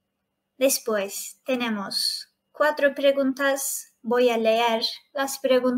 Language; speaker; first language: Spanish; non-native, fluent; Turkish